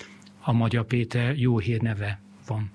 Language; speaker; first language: Hungarian; non-native, fluent; English